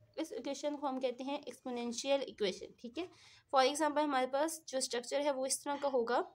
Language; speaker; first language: Urdu; non-native, local second language; Punjabi